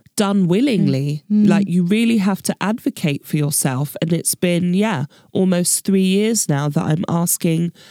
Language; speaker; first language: English; native; English